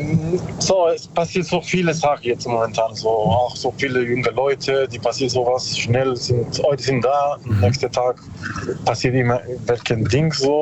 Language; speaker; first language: German; non-native, learner; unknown